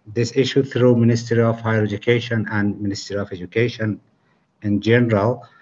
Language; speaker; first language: English; non-native, fluent; Persian